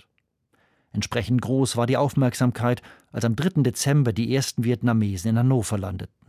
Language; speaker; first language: German; native; German